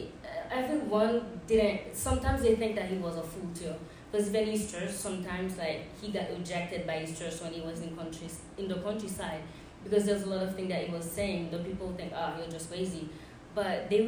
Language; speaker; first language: English; non-native, fluent; Haitian Creole